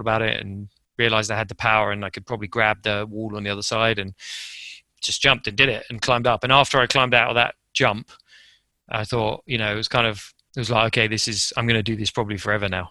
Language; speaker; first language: English; native; English